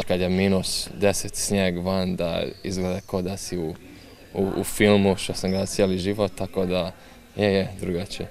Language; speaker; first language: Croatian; early bilingual, heritage; English